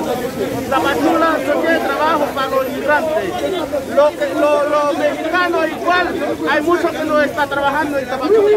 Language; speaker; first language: Spanish; non-native, fluent; Haitian Creole